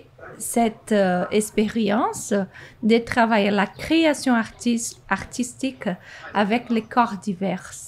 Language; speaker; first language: French; non-native, fluent; Portuguese